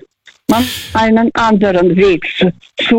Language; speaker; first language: German; non-native, learner; Russian